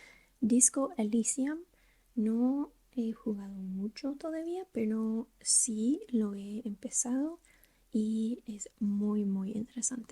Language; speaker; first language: Spanish; non-native, learner; English